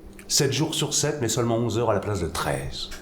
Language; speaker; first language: French; native; French